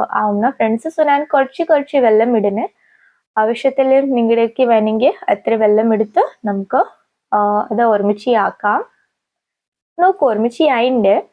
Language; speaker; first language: Malayalam; non-native, local second language; Hindi